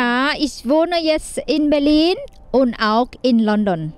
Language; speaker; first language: German; non-native, learner; Thai